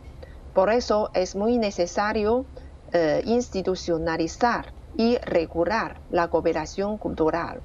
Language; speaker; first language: Spanish; non-native, fluent; Chinese